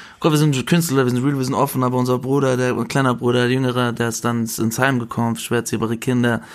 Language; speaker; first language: German; early bilingual, other home language; Spanish